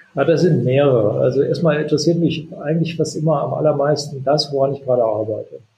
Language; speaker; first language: German; native; German